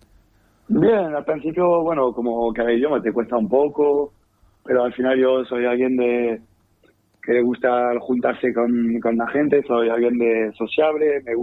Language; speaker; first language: Spanish; non-native, fluent; French